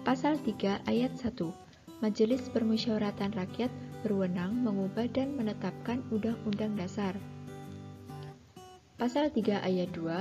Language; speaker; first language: Indonesian; native; Indonesian